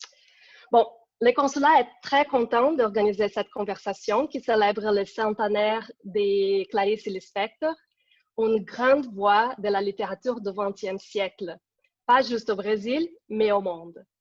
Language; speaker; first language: French; non-native, fluent; Portuguese